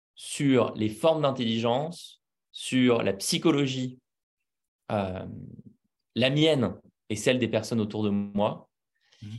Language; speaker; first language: French; native; French